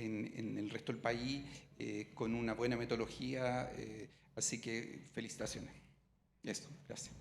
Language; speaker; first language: Spanish; native; Spanish